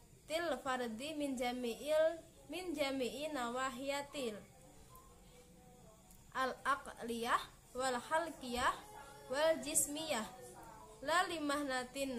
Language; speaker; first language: Arabic; non-native, learner; Indonesian